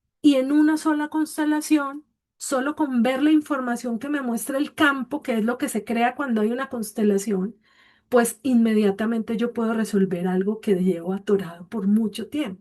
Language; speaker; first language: Spanish; native; Spanish